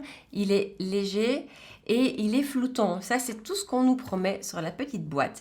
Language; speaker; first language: French; native; French